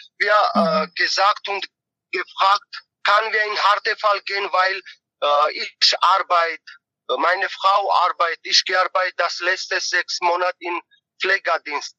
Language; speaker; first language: German; non-native, learner; Georgian